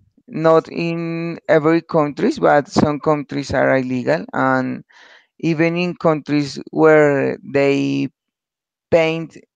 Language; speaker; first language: English; non-native, learner; Spanish